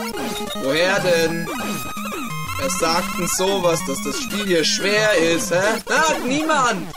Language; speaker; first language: German; native; German